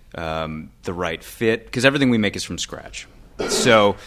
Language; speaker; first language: English; native; English